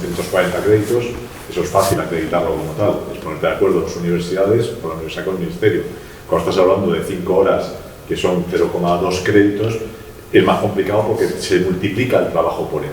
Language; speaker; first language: Spanish; native; Spanish